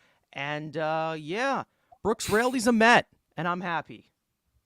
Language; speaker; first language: English; native; English